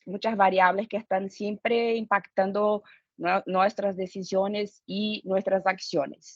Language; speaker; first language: Spanish; non-native, fluent; Portuguese